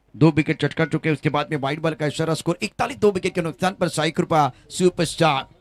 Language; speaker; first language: Hindi; non-native, local second language; Marathi